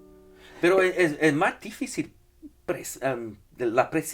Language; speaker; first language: Spanish; non-native, fluent; English